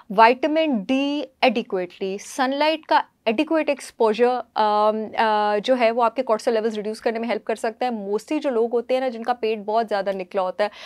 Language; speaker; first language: Urdu; native; Urdu